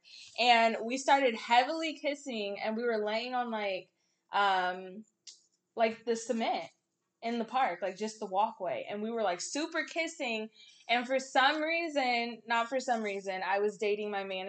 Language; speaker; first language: English; native; English